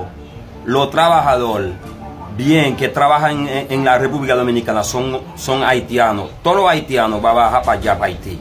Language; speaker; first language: Spanish; non-native, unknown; Haitian Creole